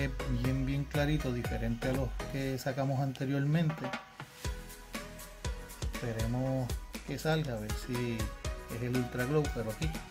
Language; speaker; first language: Spanish; native; Spanish